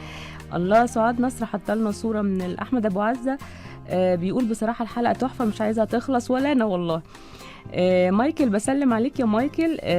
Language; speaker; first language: Arabic; native; Arabic